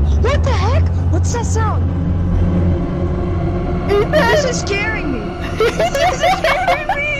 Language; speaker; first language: English; native; English